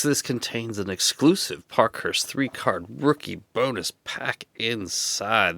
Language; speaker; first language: English; native; English